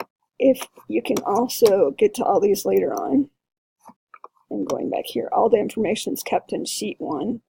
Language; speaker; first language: English; native; English